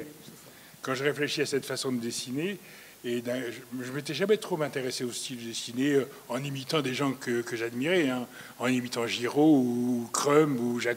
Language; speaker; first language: French; native; French